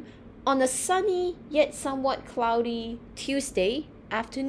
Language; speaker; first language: English; native; English